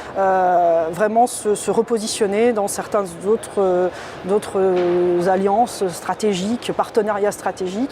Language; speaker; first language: French; native; French